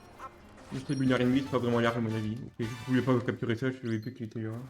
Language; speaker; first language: French; native; French